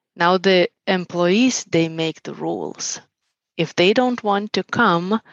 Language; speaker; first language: English; non-native, fluent; Lithuanian